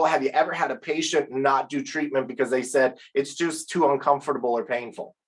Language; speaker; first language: English; native; English